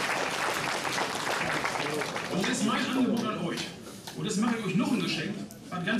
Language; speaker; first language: German; native; German